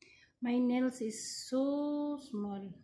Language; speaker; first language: English; non-native, learner; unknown